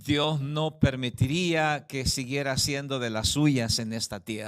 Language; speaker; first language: Spanish; native; Spanish